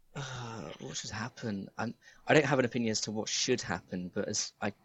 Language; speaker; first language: English; native; English